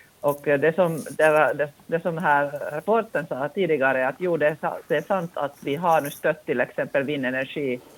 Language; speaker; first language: Swedish; non-native, local second language; Finnish